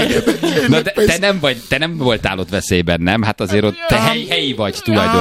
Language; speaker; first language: Hungarian; native; Hungarian